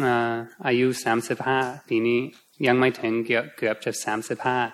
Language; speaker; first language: Thai; non-native, fluent; English